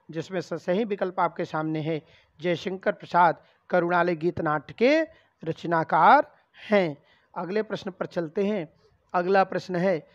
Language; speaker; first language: Hindi; native; Hindi